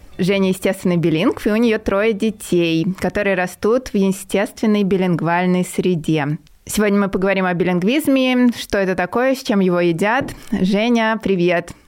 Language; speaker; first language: Russian; native; Russian